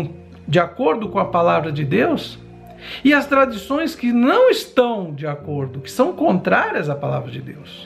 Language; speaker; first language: Portuguese; native; Portuguese